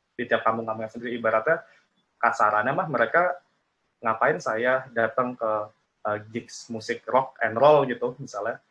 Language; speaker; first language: Indonesian; native; Indonesian